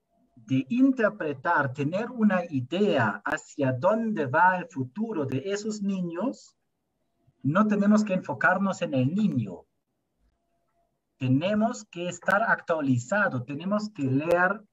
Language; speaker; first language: Spanish; non-native, fluent; German